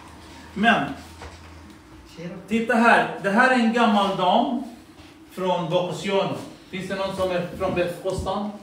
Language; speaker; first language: Swedish; early bilingual, other home language; Assyrian Neo-Aramaic